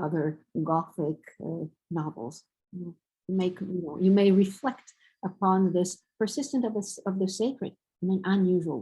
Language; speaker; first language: English; non-native, fluent; Romanian